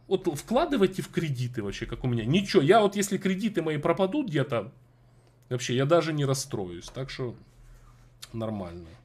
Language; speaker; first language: Russian; native; Russian